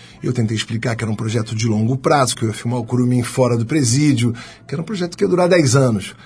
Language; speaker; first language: Portuguese; native; Portuguese